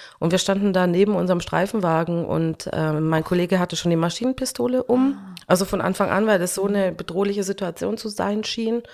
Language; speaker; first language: German; early bilingual, other home language; Hungarian